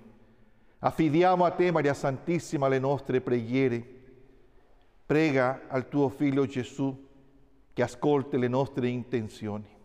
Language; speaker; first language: Italian; non-native, fluent; Spanish